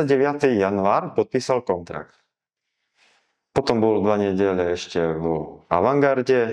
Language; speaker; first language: Russian; non-native, learner; Slovak